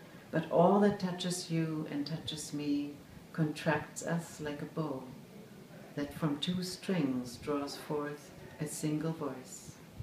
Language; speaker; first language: English; non-native, fluent; German